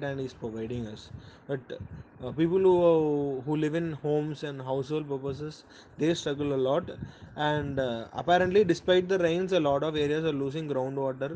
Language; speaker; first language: English; non-native, local second language; Tamil